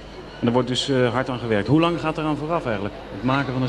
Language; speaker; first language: Dutch; native; Dutch